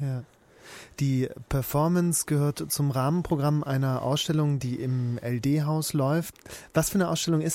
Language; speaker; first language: German; native; German